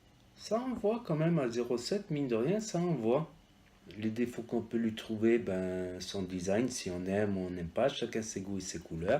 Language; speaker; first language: French; native; French